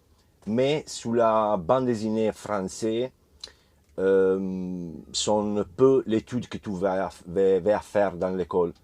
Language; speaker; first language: French; non-native, learner; Italian